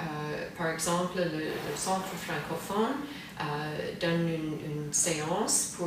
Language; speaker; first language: French; non-native, fluent; English